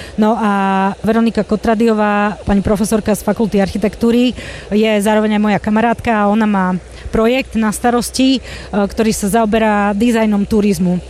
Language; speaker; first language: Slovak; native; Slovak